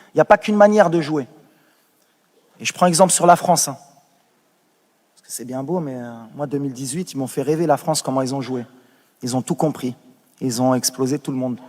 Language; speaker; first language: French; native; French